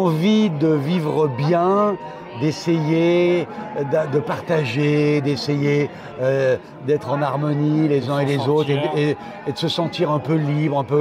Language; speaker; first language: French; native; French